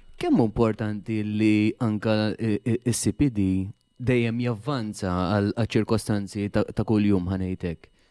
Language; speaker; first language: Maltese; native; Maltese